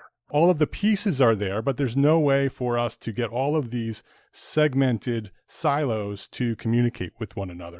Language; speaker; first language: English; native; English